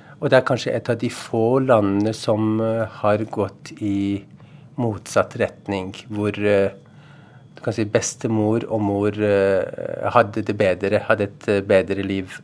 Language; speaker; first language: Norwegian; non-native, fluent; Persian